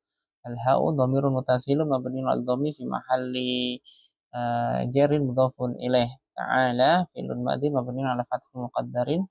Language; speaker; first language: Arabic; non-native, fluent; Indonesian